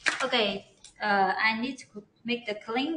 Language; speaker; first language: English; non-native, learner; Chinese